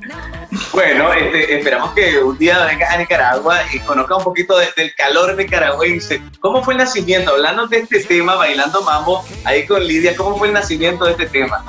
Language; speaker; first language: Spanish; native; Spanish